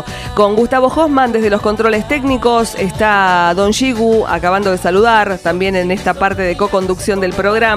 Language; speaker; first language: Spanish; native; Spanish